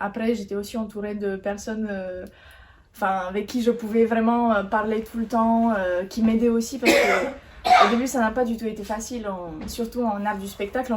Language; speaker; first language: French; native; French